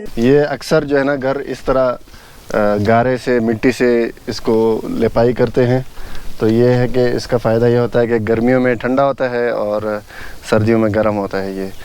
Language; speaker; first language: Urdu; non-native, local second language; Pashto